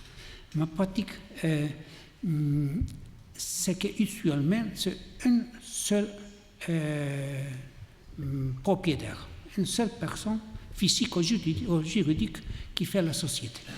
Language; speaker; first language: French; non-native, learner; Catalan